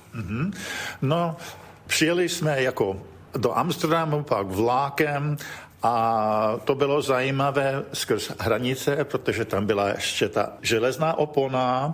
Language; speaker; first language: Czech; early bilingual, heritage; English